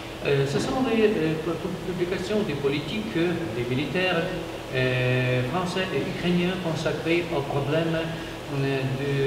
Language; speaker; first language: French; non-native, learner; Ukrainian